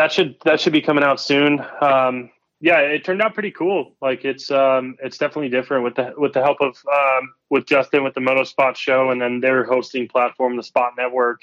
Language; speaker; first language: English; native; English